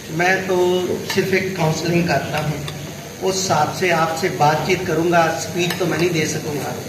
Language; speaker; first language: Urdu; non-native, local second language; Punjabi